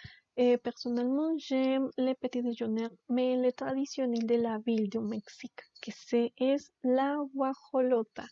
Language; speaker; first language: French; non-native, learner; Spanish